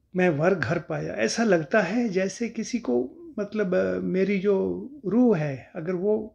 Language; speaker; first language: Hindi; non-native, local second language; Punjabi